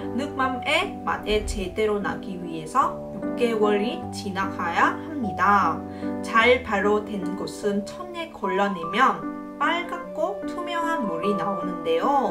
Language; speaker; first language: Korean; non-native, local second language; Vietnamese